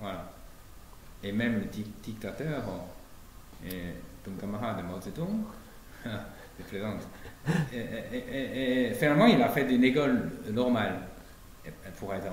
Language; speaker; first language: French; non-native, fluent; Chinese